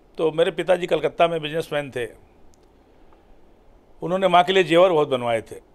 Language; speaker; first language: Hindi; native; Hindi